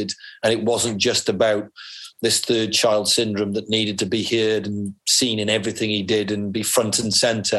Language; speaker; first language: English; native; English